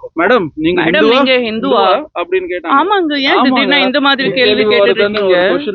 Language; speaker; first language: Tamil; non-native, learner; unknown